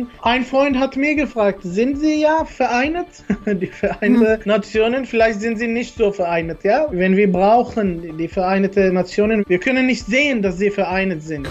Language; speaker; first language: German; non-native, learner; Arabic